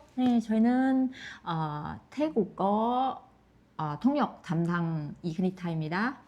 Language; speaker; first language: Korean; non-native, fluent; Thai